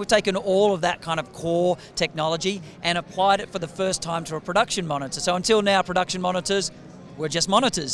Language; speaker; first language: English; native; English